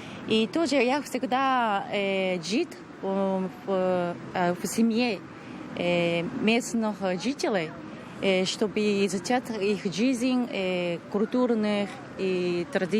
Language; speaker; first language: Russian; non-native, learner; Japanese